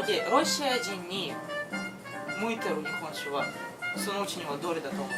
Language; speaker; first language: Japanese; non-native, fluent; Russian